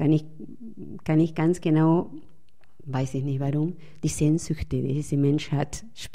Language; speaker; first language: German; non-native, fluent; Spanish